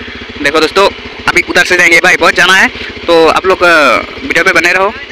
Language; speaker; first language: Hindi; non-native, local second language; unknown